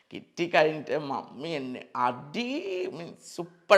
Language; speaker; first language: Malayalam; non-native, local second language; Assamese